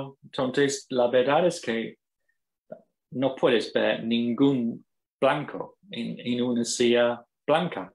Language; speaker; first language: Spanish; non-native, fluent; English